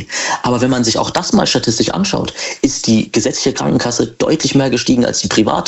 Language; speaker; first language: German; native; German